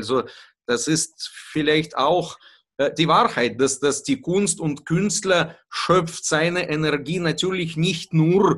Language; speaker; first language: German; non-native, fluent; Russian